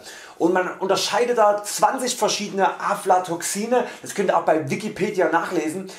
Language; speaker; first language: German; native; German